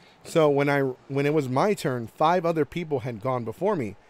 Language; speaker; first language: English; native; English